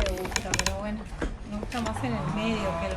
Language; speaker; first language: Spanish; native; Spanish